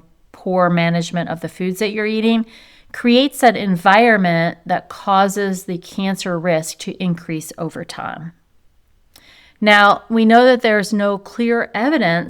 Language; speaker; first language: English; native; English